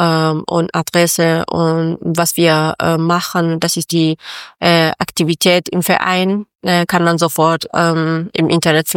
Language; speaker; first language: German; non-native, learner; Persian